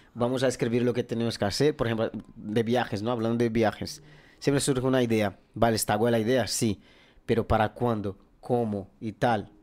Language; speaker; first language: Spanish; non-native, fluent; Portuguese